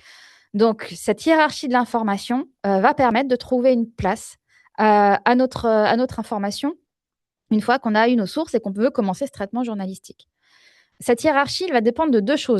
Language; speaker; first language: French; native; French